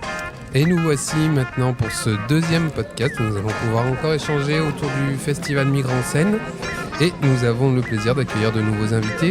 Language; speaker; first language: French; native; French